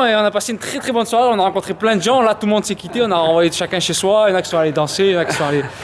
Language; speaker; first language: French; native; French